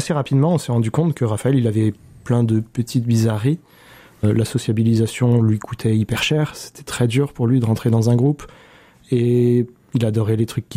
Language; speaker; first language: French; native; French